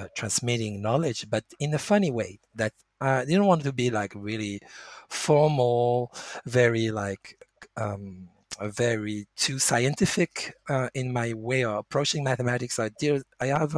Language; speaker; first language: English; non-native, fluent; French